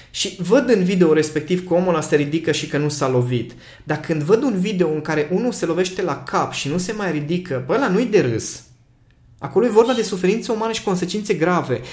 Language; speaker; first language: Romanian; non-native, local second language; Hungarian